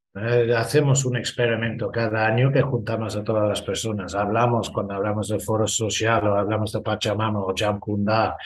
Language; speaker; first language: Spanish; non-native, fluent; English